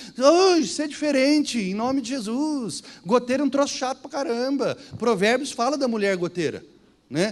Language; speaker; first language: Portuguese; native; Portuguese